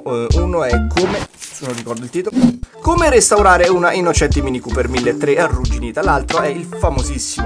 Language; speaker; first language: Italian; native; Italian